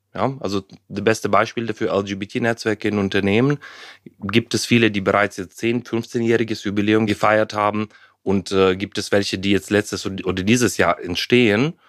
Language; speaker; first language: German; non-native, fluent; Ukrainian